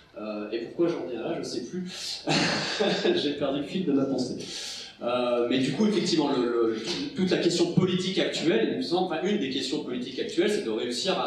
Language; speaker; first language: French; native; French